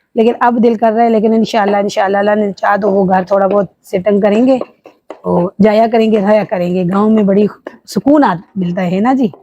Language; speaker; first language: Urdu; non-native, local second language; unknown